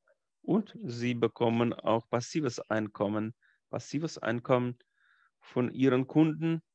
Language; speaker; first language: German; non-native, fluent; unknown